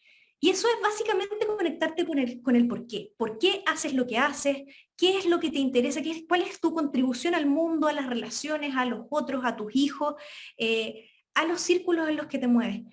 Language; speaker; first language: Spanish; native; Spanish